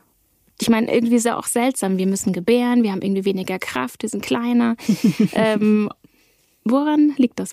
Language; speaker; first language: German; native; German